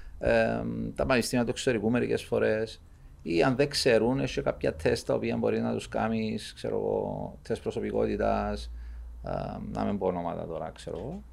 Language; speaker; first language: Greek; native; Greek